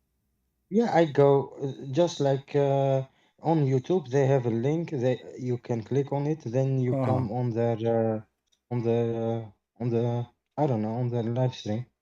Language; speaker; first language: English; non-native, fluent; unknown